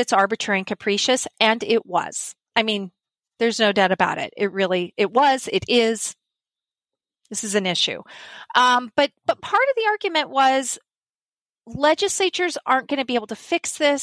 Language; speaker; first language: English; native; English